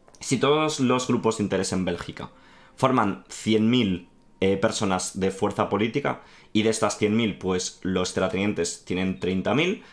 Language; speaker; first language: Spanish; native; Spanish